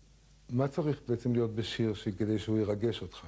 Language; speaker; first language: Hebrew; native; Hebrew